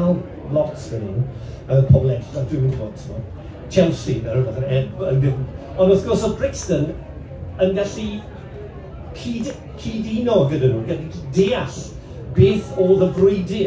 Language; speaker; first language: Welsh; non-native, local second language; English